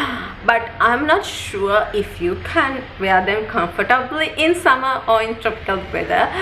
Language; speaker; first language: English; non-native, local second language; Sinhala